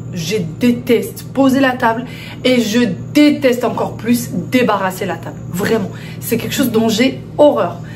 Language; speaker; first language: French; early bilingual, other home language; Arabic